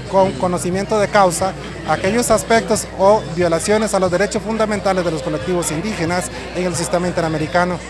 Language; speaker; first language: Spanish; non-native, local second language; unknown